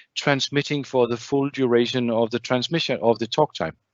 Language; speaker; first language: English; non-native, fluent; Danish